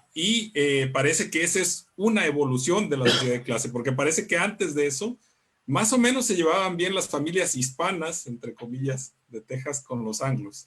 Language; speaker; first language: Spanish; native; Spanish